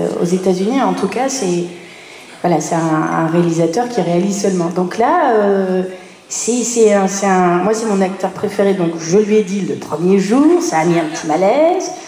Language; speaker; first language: French; native; French